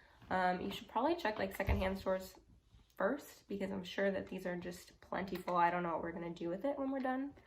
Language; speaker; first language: English; native; English